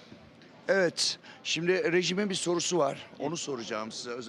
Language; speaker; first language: Turkish; native; Turkish